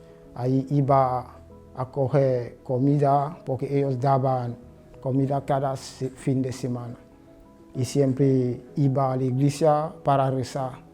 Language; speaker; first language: Spanish; non-native, learner; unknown